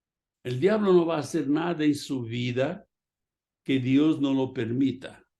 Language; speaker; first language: Spanish; non-native, fluent; Portuguese